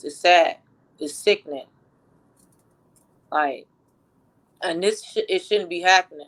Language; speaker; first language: English; native; English